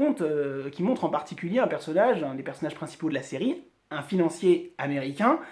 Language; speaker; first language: French; native; French